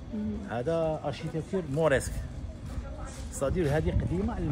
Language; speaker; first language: Arabic; native; Arabic